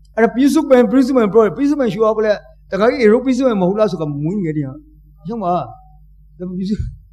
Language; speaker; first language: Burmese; native; Burmese